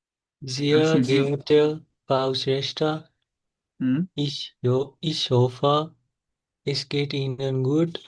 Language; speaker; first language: German; non-native, learner; Nepali